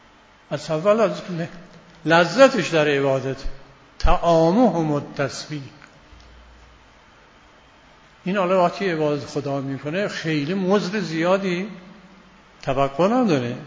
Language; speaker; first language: Persian; native; Persian